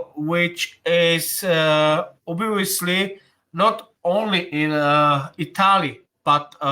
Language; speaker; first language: English; non-native, learner; Slovak